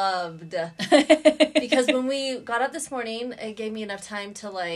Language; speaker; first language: English; native; English